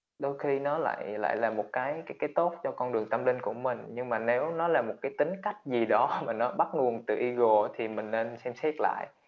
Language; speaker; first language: Vietnamese; native; Vietnamese